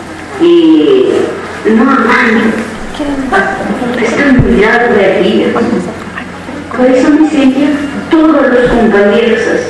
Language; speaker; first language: Spanish; non-native, local second language; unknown